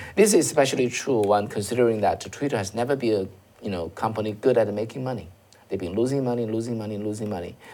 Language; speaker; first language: English; non-native, fluent; Chinese